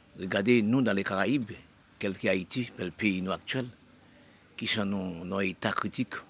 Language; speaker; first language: French; non-native, local second language; Haitian Creole